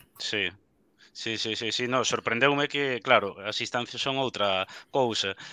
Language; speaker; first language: Galician; native; Galician